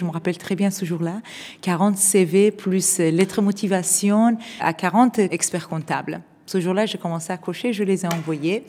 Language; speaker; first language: French; non-native, fluent; Persian